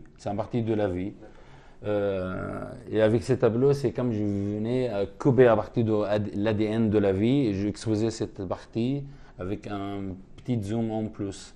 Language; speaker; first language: French; non-native, fluent; Arabic